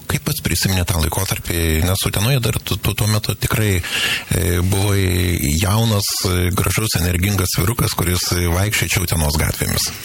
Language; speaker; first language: Lithuanian; native; Lithuanian